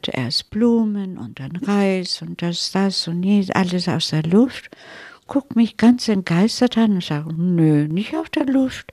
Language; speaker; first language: German; non-native, fluent; Italian